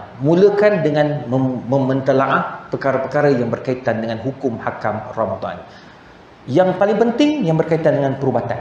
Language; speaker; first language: Malay; native; Malay